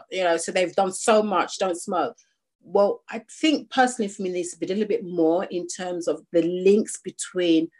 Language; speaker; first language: English; native; English